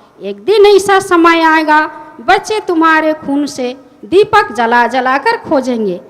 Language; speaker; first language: Hindi; non-native, local second language; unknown